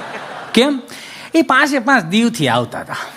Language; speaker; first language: Gujarati; native; Gujarati